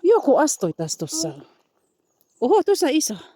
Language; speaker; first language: Finnish; non-native, learner; Bikol